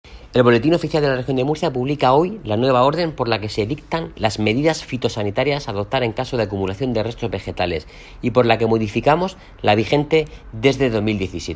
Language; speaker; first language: Spanish; native; Spanish